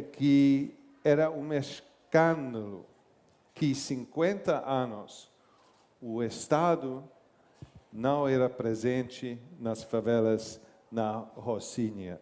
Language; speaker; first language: Portuguese; non-native, learner; English